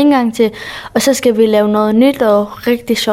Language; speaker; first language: Danish; early bilingual, other home language; Kurdish